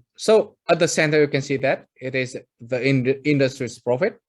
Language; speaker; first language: English; non-native, fluent; Vietnamese